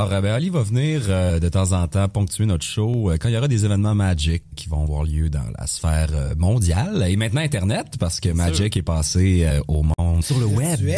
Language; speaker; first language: French; native; French